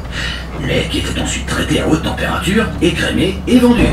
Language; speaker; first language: French; native; French